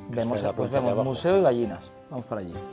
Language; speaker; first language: Spanish; native; Spanish